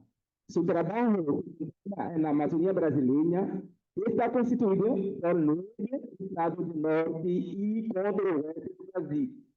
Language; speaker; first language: Portuguese; non-native, fluent; Haitian Creole